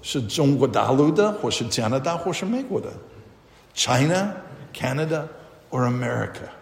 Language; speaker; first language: Chinese; non-native, fluent; English